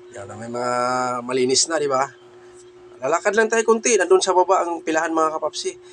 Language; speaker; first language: Filipino; non-native, local second language; Cebuano